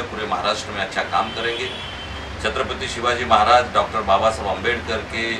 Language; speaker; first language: Hindi; non-native, local second language; Marathi